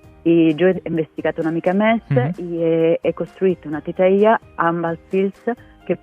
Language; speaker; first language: Catalan; non-native, fluent; Italian